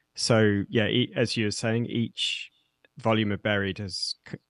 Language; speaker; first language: English; native; English